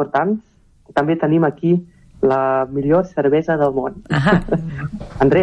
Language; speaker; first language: Catalan; non-native, fluent; German